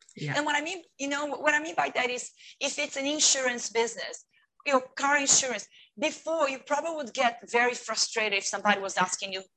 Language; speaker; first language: English; non-native, fluent; Portuguese